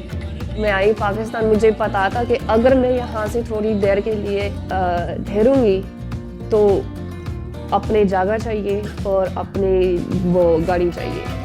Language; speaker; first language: Hindi; non-native, learner; English